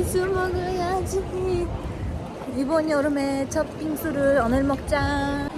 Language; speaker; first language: Korean; non-native, fluent; Turkish